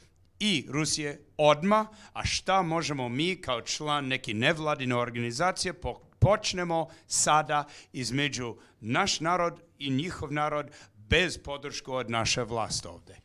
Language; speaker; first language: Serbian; non-native, fluent; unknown